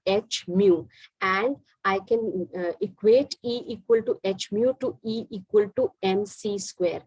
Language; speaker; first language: English; non-native, local second language; Hindi